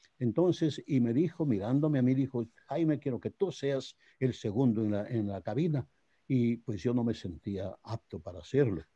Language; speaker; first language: Spanish; native; Spanish